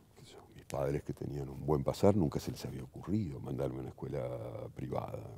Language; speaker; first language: Spanish; native; Spanish